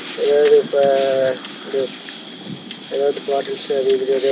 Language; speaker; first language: Tamil; native; Tamil